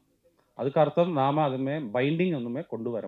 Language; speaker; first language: Tamil; non-native, local second language; Malayalam